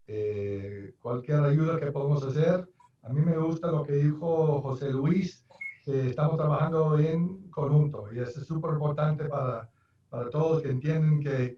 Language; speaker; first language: Spanish; non-native, fluent; English